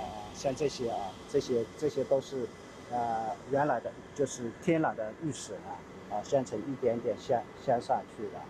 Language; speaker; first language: Chinese; native; Chinese